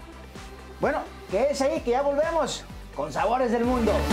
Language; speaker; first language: Spanish; native; Spanish